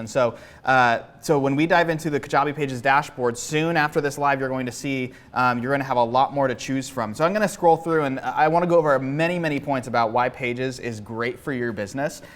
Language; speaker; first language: English; native; English